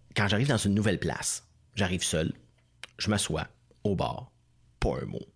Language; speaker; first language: French; native; French